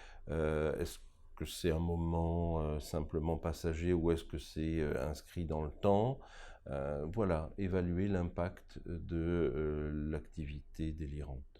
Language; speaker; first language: French; native; French